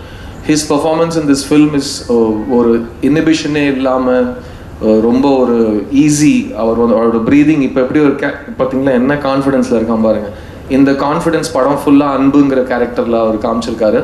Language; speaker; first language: Tamil; native; Tamil